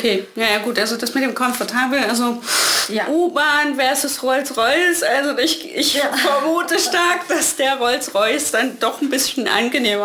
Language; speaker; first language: German; native; German